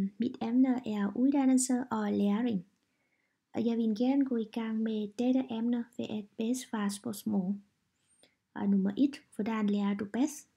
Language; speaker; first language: Danish; non-native, learner; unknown